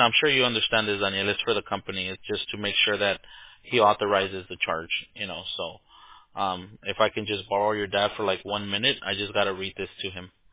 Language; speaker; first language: English; early bilingual, other home language; Spanish